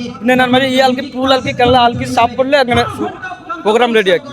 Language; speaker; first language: Malayalam; non-native, learner; Bangla